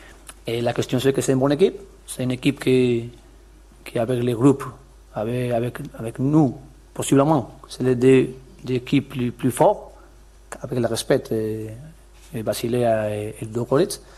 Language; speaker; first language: French; non-native, learner; Spanish